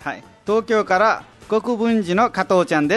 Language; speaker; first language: Japanese; non-native, fluent; Nepali